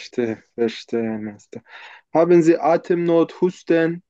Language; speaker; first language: German; non-native, fluent; Turkish